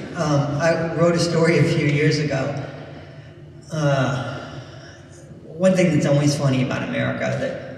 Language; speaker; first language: English; native; English